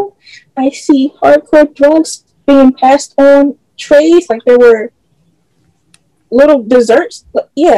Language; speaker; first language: English; native; English